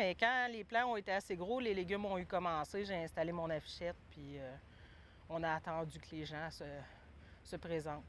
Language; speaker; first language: French; native; French